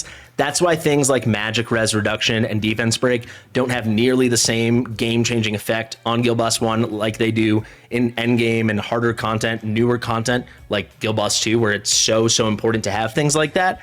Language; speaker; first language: English; native; English